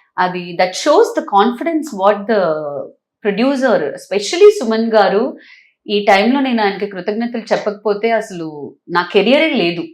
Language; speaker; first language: Telugu; native; Telugu